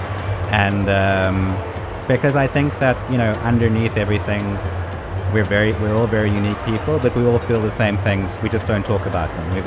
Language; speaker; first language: English; native; English